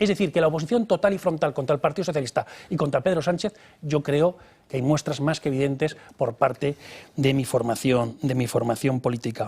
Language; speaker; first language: Spanish; native; Spanish